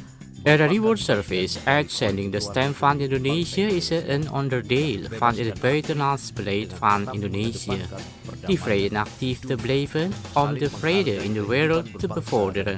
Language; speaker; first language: Dutch; non-native, learner; Indonesian